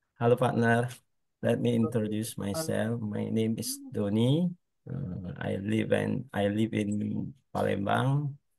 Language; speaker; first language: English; non-native, learner; Indonesian